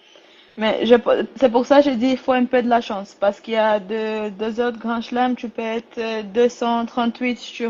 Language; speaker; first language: French; non-native, learner; Rundi